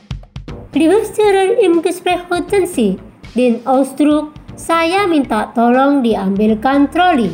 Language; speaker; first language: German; non-native, fluent; Indonesian